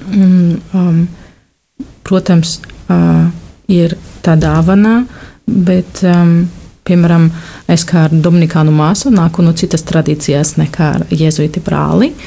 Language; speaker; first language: Latvian; non-native, fluent; German